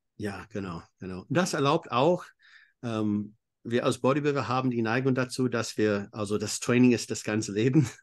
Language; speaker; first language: German; non-native, fluent; English